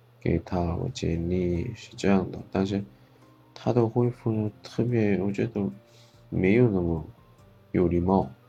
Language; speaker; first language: Chinese; non-native, fluent; Korean